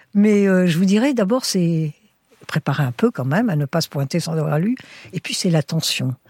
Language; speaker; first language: French; early bilingual, heritage; French